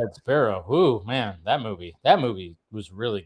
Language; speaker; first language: English; native; English